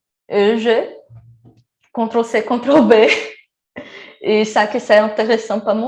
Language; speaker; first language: French; non-native, learner; Portuguese